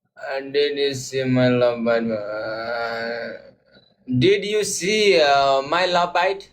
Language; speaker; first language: English; non-native, learner; Nepali